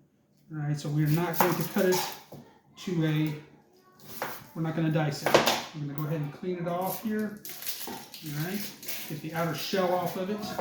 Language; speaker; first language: English; native; English